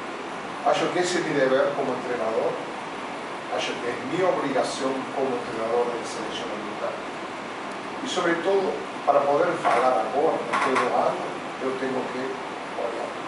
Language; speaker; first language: Portuguese; non-native, fluent; Spanish